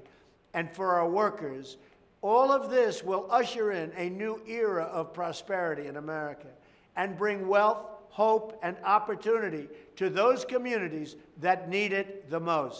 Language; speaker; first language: English; native; English